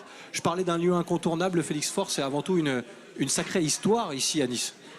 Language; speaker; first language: French; native; French